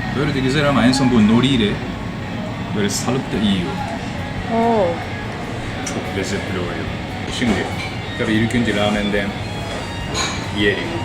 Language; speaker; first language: Turkish; non-native, fluent; Japanese